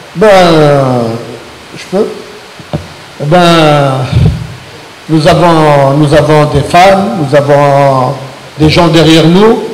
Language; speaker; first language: French; non-native, local second language; Arabic